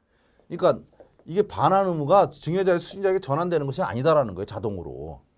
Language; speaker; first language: Korean; native; Korean